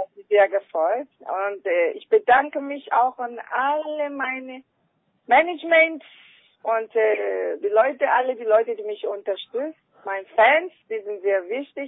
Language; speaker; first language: German; non-native, fluent; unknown